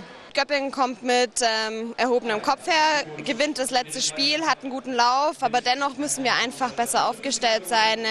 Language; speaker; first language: German; native; German